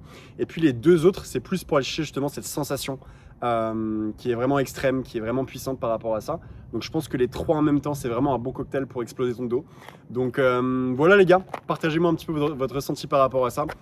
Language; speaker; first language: French; native; French